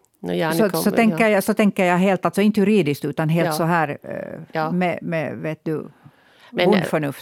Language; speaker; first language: Swedish; native; Swedish